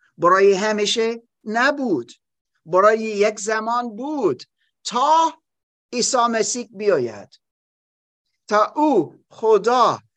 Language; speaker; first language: Persian; non-native, learner; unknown